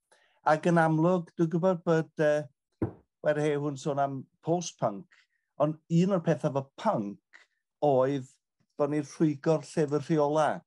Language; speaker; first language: Welsh; native; Welsh